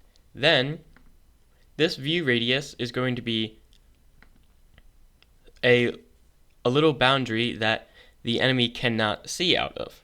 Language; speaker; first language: English; native; English